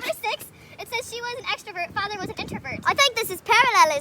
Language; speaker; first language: English; native; English